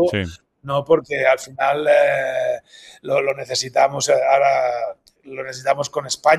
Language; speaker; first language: Spanish; native; Spanish